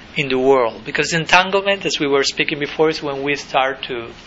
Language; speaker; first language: English; non-native, fluent; Spanish